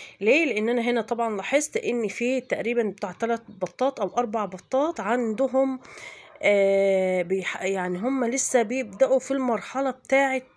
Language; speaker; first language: Arabic; native; Arabic